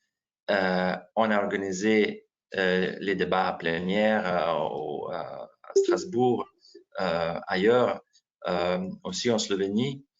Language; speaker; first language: French; non-native, fluent; Slovenian